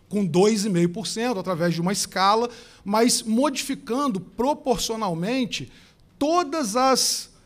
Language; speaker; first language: Portuguese; native; Portuguese